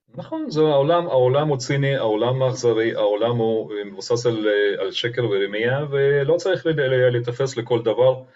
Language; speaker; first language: Hebrew; non-native, fluent; Russian